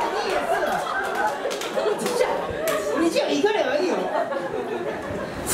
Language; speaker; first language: Chinese; non-native, learner; Japanese